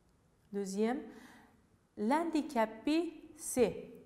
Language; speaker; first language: French; non-native, fluent; Uzbek